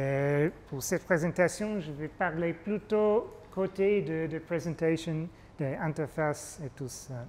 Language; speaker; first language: French; non-native, fluent; English